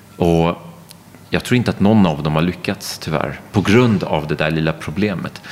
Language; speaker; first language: Swedish; non-native, fluent; French